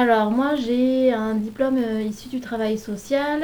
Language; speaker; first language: French; native; French